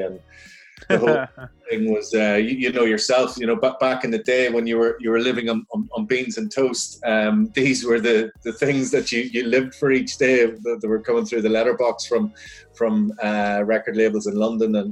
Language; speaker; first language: English; native; English